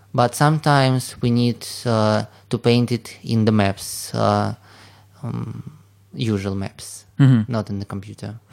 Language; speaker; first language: English; non-native, learner; Russian